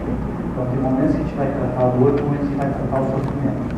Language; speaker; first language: Portuguese; native; Portuguese